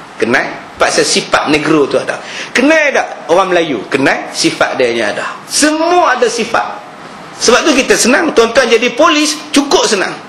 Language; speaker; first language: Malay; native; Malay